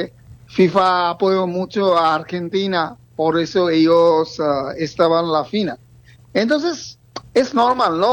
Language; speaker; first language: Spanish; non-native, fluent; Bangla